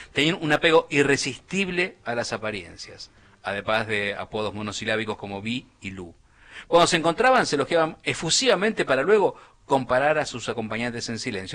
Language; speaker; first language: Spanish; native; Spanish